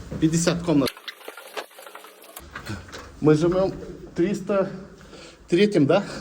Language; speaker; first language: Russian; non-native, learner; Lithuanian